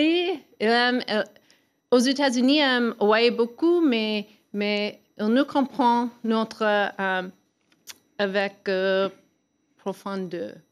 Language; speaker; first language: French; non-native, learner; English